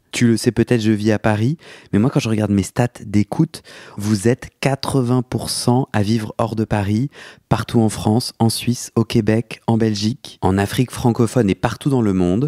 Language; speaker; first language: French; native; French